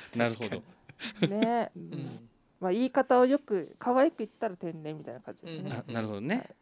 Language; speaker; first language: Japanese; native; Japanese